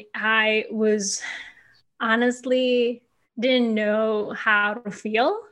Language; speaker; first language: English; non-native, fluent; Indonesian